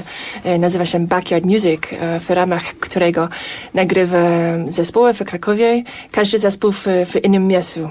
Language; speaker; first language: Polish; non-native, fluent; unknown